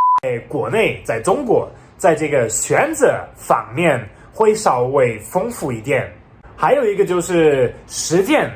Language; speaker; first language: Chinese; non-native, fluent; German